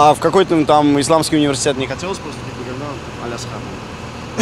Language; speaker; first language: Russian; native; Russian